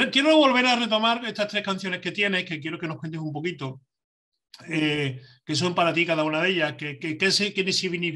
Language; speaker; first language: Spanish; native; Spanish